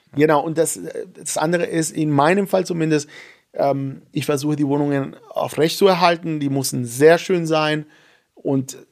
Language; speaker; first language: German; non-native, fluent; Spanish